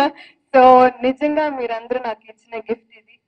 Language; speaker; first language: Telugu; non-native, fluent; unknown